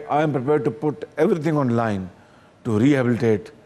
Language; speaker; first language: English; non-native, local second language; Punjabi